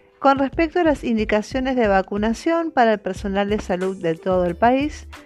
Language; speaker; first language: Spanish; native; Spanish